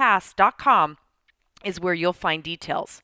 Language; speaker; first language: English; native; English